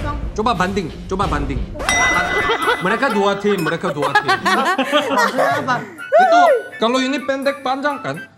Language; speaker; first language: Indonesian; non-native, fluent; Korean